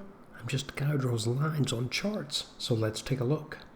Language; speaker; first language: English; native; English